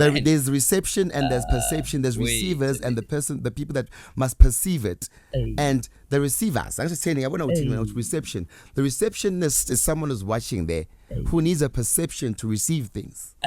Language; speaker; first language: English; non-native, local second language; Zulu